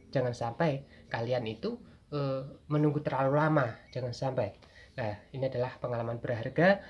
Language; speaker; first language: Indonesian; non-native, local second language; Javanese